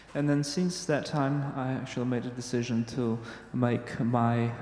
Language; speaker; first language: English; non-native, fluent; Georgian